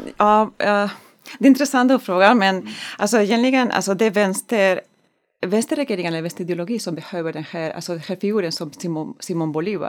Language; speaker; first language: Swedish; non-native, learner; Spanish